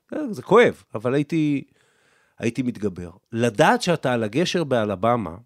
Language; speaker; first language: Hebrew; native; Hebrew